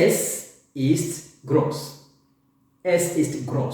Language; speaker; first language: German; non-native, fluent; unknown